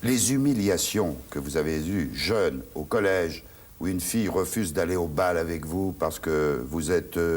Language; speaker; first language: French; native; French